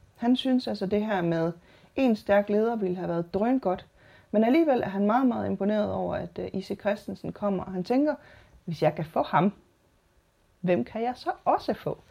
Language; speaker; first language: Danish; native; Danish